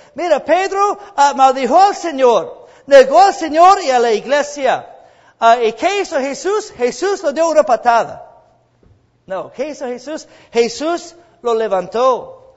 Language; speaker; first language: Spanish; non-native, fluent; English